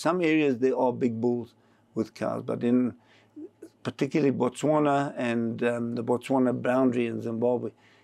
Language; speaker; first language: English; native; English